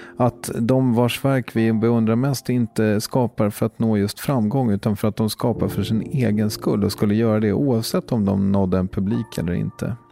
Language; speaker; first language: Swedish; native; Swedish